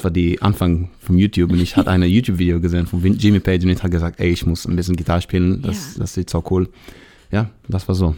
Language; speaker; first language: German; non-native, learner; Hebrew